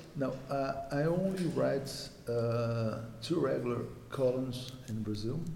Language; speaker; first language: English; non-native, fluent; Portuguese